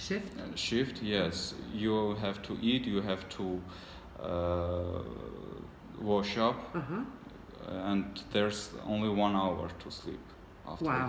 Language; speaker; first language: English; non-native, learner; Armenian